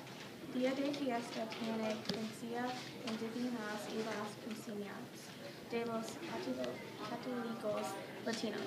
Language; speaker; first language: Spanish; non-native, learner; English